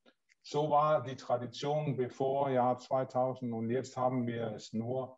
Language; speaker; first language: German; non-native, learner; Danish